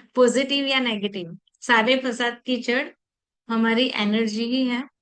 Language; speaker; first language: Hindi; non-native, local second language; Gujarati